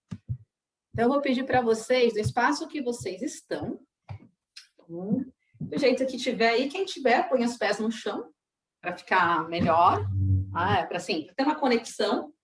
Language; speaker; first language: Portuguese; native; Portuguese